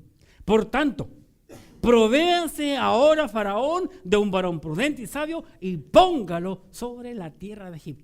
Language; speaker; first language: Spanish; native; Spanish